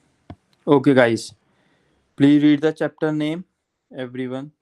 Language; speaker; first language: English; non-native, local second language; Hindi